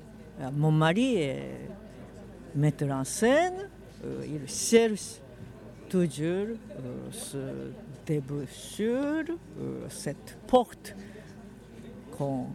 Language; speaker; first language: French; non-native, fluent; Japanese